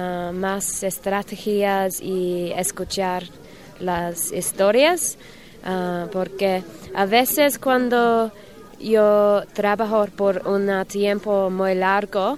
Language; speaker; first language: Spanish; non-native, learner; English